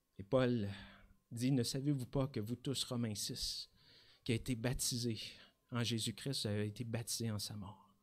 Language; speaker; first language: French; native; French